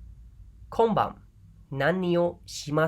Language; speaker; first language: Japanese; non-native, fluent; Khmer